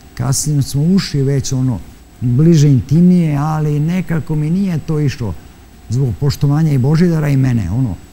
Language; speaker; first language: Serbian; native; Serbian